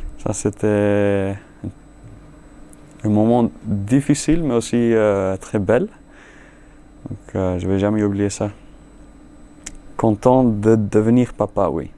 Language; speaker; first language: French; non-native, learner; Icelandic